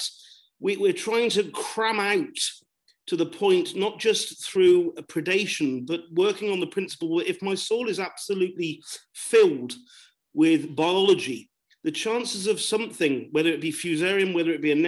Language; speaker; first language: English; native; English